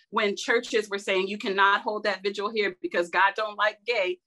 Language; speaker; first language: English; native; English